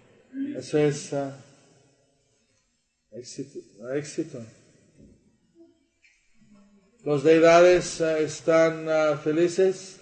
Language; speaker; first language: Spanish; non-native, learner; English